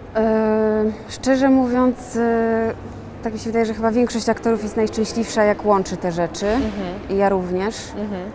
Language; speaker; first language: Polish; native; Polish